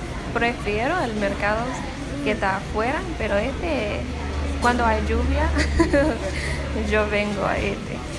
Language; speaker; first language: Spanish; non-native, fluent; English